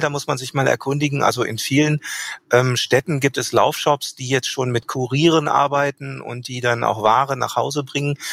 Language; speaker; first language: German; native; German